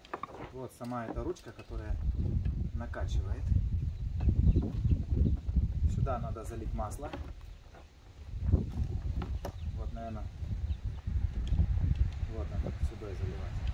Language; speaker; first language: Russian; native; Russian